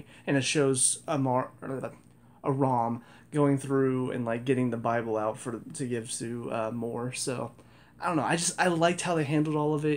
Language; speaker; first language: English; native; English